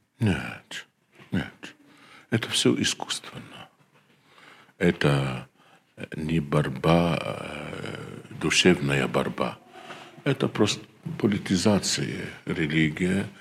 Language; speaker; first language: Russian; non-native, fluent; Arabic